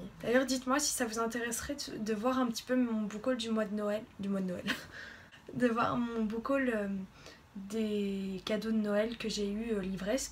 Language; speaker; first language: French; native; French